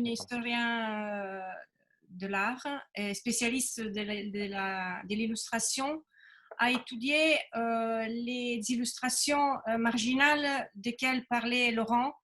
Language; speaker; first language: French; non-native, fluent; Italian